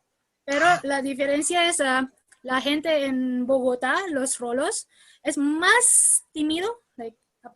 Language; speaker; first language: Spanish; non-native, learner; Indonesian